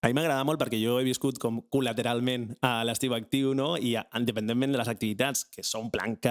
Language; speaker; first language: Catalan; native; Catalan